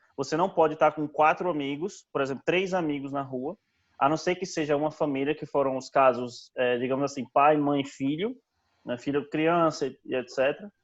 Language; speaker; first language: Portuguese; native; Portuguese